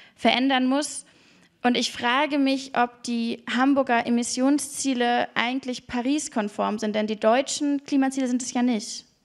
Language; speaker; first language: German; native; German